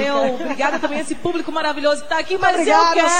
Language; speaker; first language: Portuguese; native; Portuguese